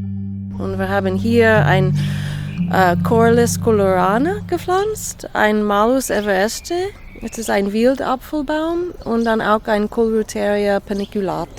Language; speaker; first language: German; non-native, fluent; English